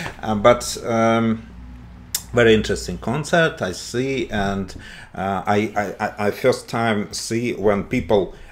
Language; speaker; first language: English; non-native, learner; Russian